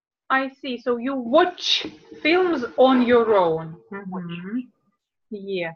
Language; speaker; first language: English; non-native, fluent; Russian